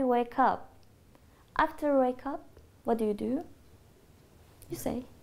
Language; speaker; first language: English; non-native, fluent; Turkish